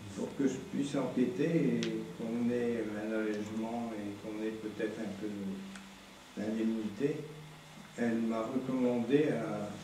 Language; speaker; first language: French; native; French